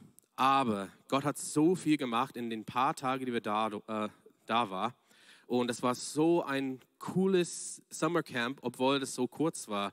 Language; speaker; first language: German; non-native, fluent; English